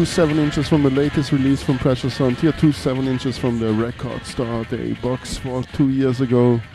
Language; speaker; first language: English; non-native, learner; German